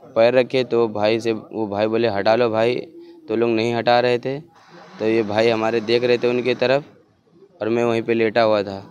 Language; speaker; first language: Hindi; native; Hindi